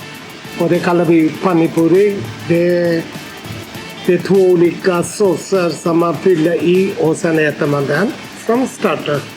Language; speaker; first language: Swedish; non-native, fluent; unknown